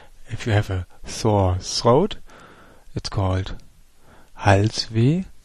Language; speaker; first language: English; non-native, fluent; German